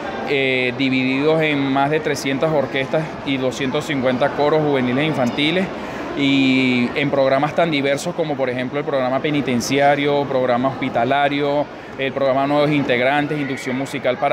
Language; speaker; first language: Spanish; native; Spanish